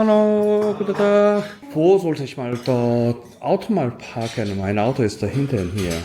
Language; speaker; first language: German; non-native, fluent; Korean